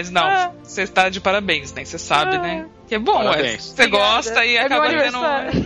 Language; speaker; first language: Portuguese; native; Portuguese